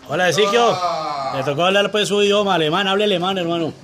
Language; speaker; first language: Spanish; native; Spanish